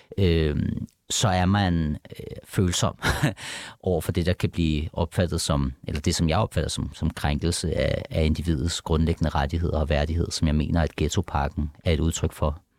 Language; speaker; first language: Danish; early bilingual, other home language; Persian